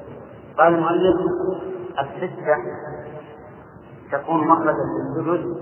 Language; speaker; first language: Arabic; native; Arabic